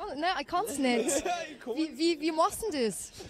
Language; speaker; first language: German; native; German